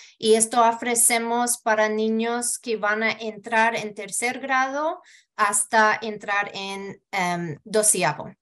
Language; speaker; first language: Spanish; early bilingual, heritage; Spanish